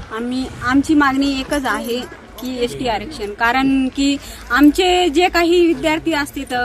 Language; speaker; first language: Marathi; non-native, local second language; Lambadi